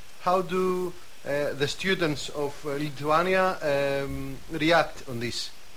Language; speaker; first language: English; non-native, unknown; Greek